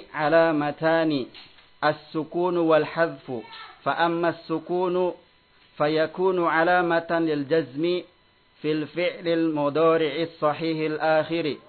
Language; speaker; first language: Arabic; non-native, learner; Indonesian